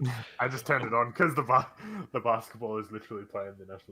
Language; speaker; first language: English; native; English